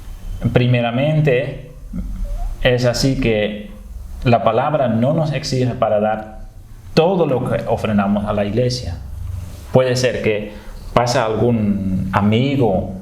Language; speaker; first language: Spanish; non-native, fluent; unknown